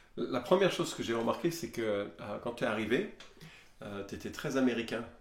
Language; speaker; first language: French; native; French